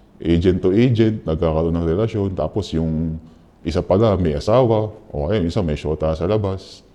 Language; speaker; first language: Filipino; native; Filipino